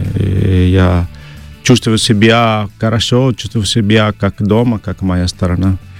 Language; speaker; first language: Russian; non-native, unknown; Italian